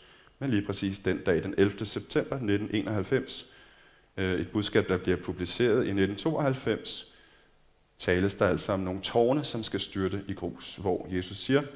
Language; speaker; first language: Danish; native; Danish